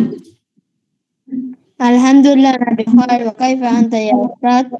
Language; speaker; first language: Arabic; non-native, learner; Bangla